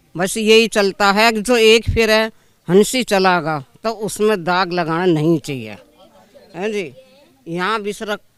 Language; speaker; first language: Hindi; native; Hindi